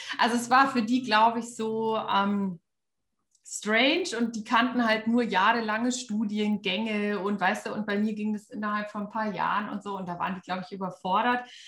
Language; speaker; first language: German; native; German